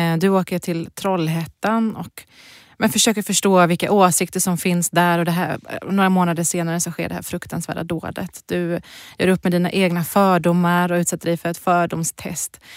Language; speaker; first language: Swedish; early bilingual, other home language; Persian